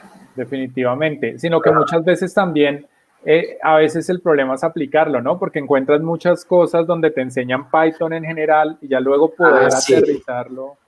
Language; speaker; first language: Spanish; native; Spanish